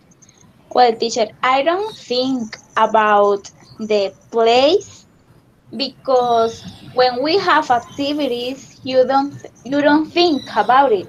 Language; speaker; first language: English; non-native, learner; Spanish